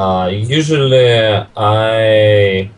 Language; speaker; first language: English; non-native, learner; Russian